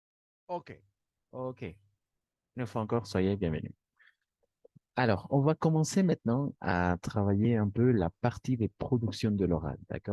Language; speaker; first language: French; non-native, fluent; Spanish